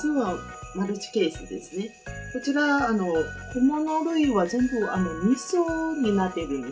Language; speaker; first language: Japanese; non-native, fluent; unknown